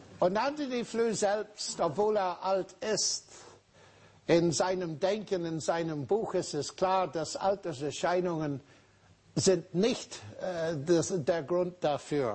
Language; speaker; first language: German; non-native, fluent; English